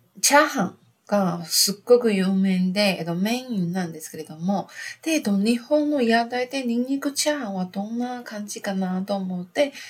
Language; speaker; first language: Japanese; non-native, learner; Chinese